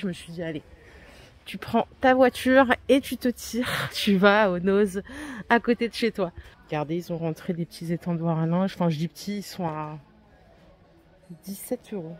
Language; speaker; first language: French; native; French